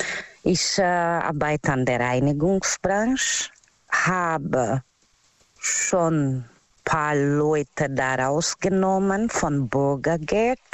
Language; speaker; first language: German; non-native, learner; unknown